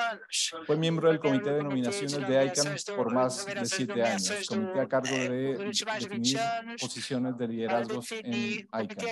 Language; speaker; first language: Spanish; native; Spanish